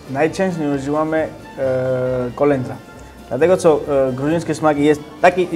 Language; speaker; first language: Polish; non-native, learner; Georgian